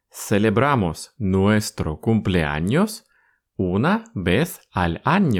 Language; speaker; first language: Spanish; non-native, fluent; Russian